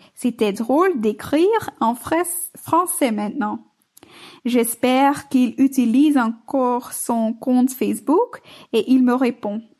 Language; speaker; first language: French; non-native, learner; Dutch